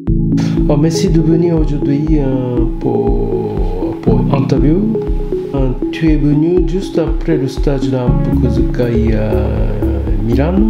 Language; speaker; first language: French; non-native, fluent; Japanese